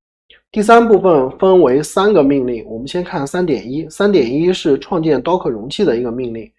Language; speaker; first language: Chinese; native; Chinese